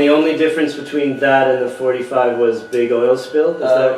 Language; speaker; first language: English; native; English